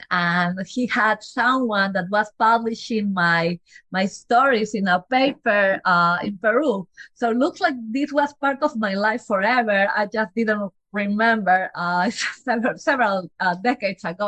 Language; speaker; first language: English; non-native, fluent; Spanish